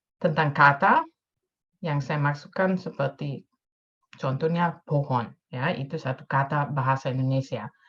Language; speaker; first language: Indonesian; non-native, fluent; Dutch